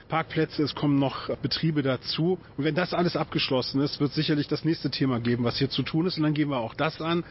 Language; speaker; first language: German; native; German